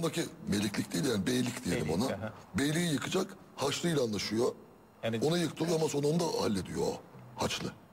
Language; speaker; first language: Turkish; native; Turkish